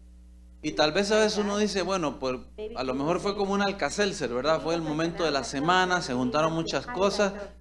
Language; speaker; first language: Spanish; native; Spanish